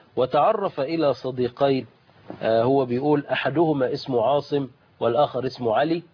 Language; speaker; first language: Arabic; native; Arabic